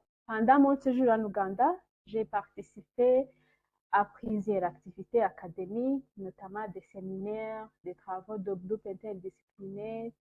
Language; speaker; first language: French; non-native, local second language; Kinyarwanda